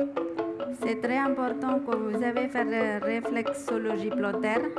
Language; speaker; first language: French; non-native, learner; Indonesian